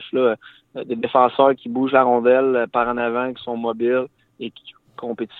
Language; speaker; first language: French; native; French